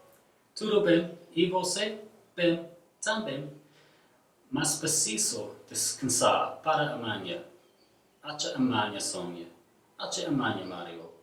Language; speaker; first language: Portuguese; non-native, learner; English